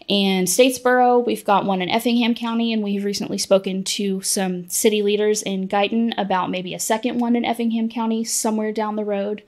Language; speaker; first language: English; native; English